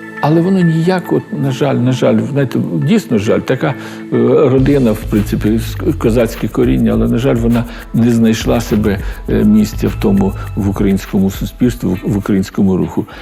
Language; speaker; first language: Ukrainian; native; Ukrainian